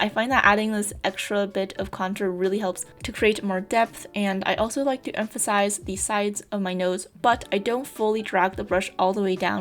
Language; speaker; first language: English; native; English